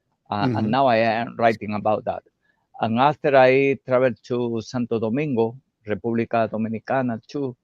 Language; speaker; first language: English; non-native, learner; Portuguese